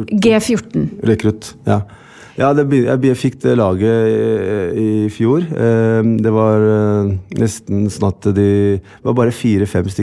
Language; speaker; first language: Norwegian; non-native, fluent; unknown